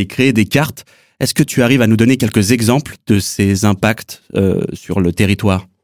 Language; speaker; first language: French; native; French